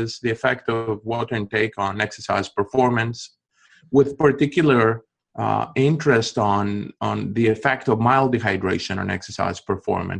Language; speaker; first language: English; non-native, fluent; Greek